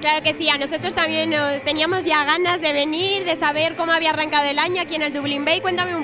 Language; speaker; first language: Spanish; native; Spanish